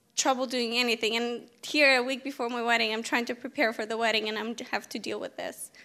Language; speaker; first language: English; native; English